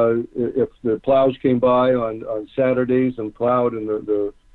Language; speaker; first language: English; native; English